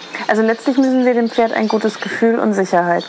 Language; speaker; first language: German; native; German